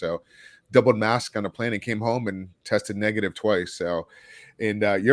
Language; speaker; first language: English; native; English